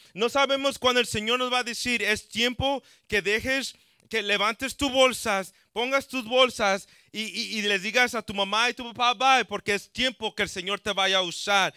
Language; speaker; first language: Spanish; early bilingual, heritage; Spanish